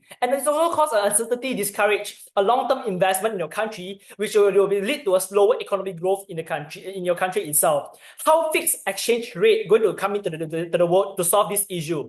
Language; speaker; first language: English; non-native, learner; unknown